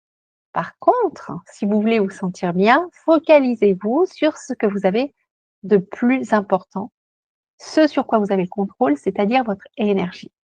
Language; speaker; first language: French; native; French